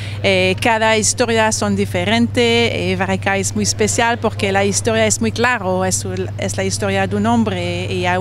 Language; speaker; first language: Spanish; non-native, learner; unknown